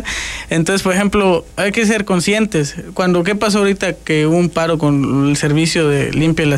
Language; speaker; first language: Spanish; native; Spanish